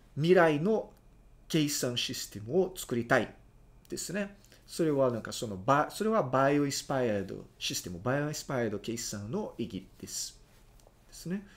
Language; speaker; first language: Japanese; non-native, fluent; Portuguese